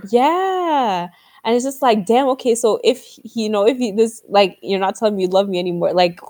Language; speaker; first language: English; native; English